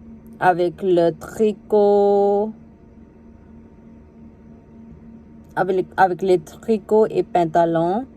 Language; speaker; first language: French; non-native, learner; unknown